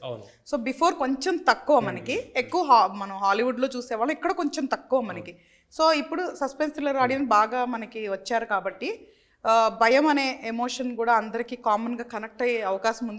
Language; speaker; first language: Telugu; native; Telugu